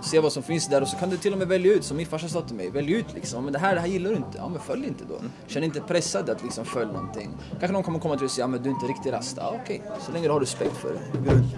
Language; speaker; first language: Swedish; native; Swedish